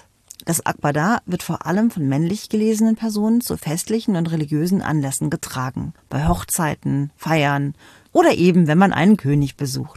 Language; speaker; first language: German; native; German